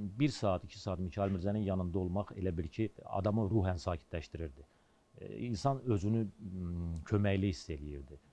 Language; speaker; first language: Azerbaijani; native; Azerbaijani